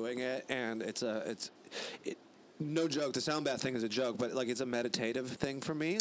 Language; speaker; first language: English; native; English